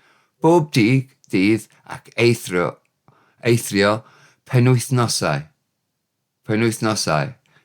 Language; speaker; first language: Welsh; non-native, learner; English